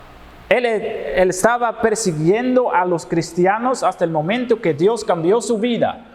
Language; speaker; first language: Spanish; non-native, fluent; Dutch